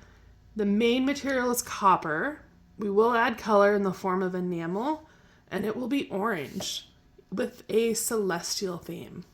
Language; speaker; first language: English; native; English